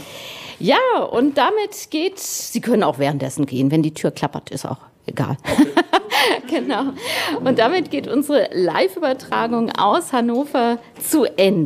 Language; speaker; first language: German; native; German